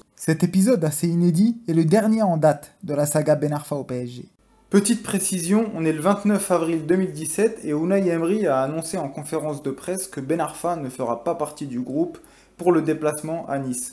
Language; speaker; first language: French; native; French